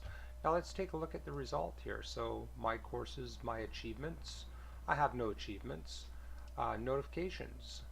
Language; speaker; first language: English; native; English